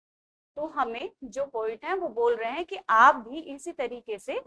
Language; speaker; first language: Hindi; native; Hindi